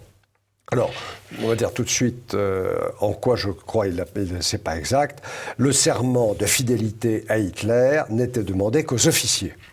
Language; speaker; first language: French; native; French